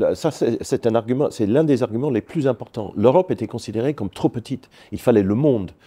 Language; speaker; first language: French; non-native, fluent; English